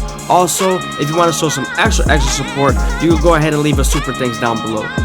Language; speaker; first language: English; native; English